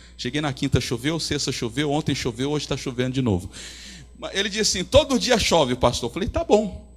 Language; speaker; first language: Portuguese; native; Portuguese